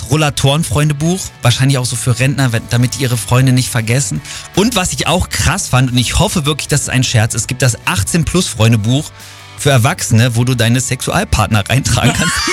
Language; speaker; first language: German; native; German